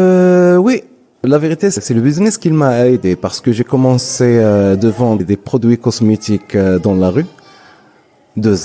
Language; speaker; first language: French; non-native, local second language; Arabic